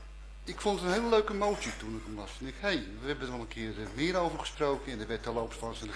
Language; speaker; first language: Dutch; native; Dutch